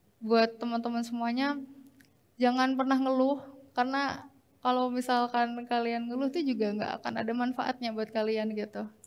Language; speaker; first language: Indonesian; native; Indonesian